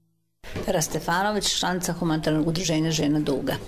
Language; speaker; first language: Croatian; native; Croatian